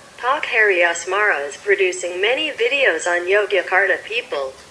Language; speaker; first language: English; non-native, fluent; Javanese